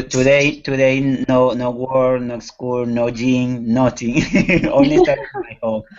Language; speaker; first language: English; non-native, learner; Spanish